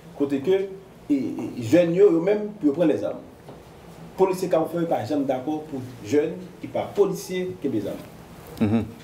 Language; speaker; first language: Haitian Creole; native; Haitian Creole